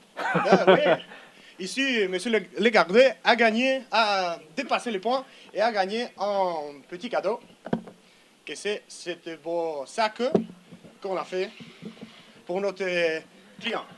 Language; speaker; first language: French; non-native, learner; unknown